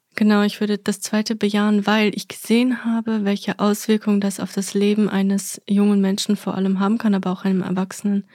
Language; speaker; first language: German; early bilingual, other home language; Russian